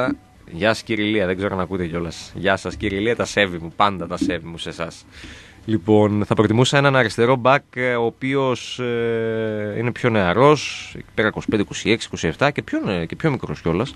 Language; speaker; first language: Greek; native; Greek